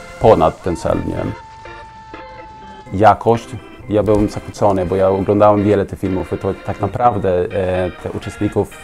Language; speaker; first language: Polish; non-native, learner; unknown